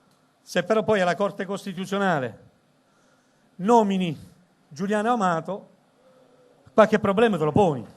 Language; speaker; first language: Italian; native; Italian